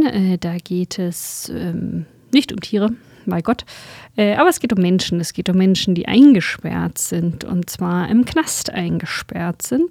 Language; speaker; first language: German; native; German